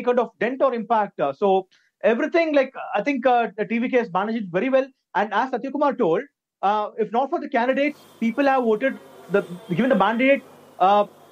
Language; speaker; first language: English; non-native, local second language; Tamil